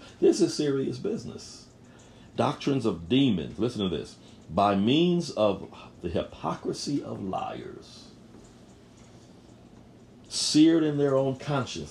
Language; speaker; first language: English; native; English